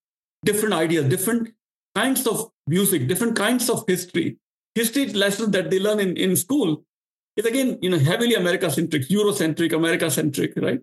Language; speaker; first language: English; non-native, local second language; Marwari